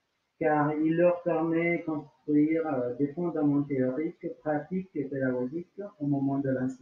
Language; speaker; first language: French; non-native, learner; Spanish